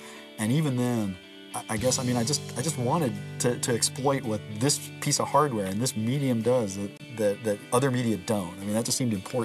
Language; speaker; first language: English; native; English